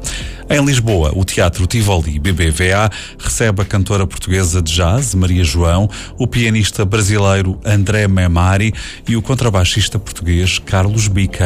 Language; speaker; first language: Portuguese; native; Portuguese